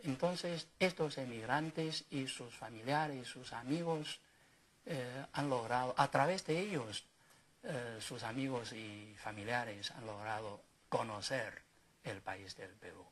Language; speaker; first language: Spanish; non-native, fluent; Chinese